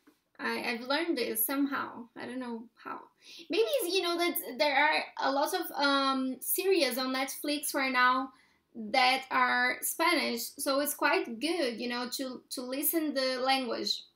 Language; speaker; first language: English; non-native, fluent; Portuguese